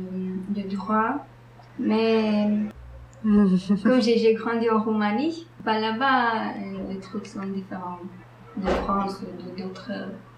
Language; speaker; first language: French; early bilingual, other home language; Romanian